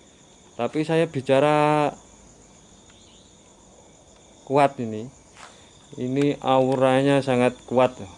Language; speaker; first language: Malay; non-native, local second language; Javanese